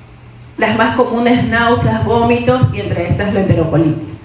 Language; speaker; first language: Spanish; native; Spanish